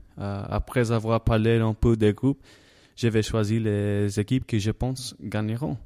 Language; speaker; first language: French; non-native, learner; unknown